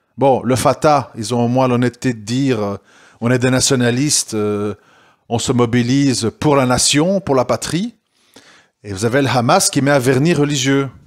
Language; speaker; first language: French; native; French